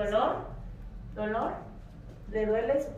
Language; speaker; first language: Spanish; native; Spanish